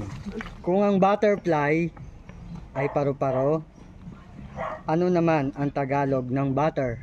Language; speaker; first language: Filipino; native; Filipino